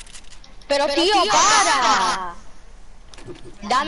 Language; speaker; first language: Spanish; native; Spanish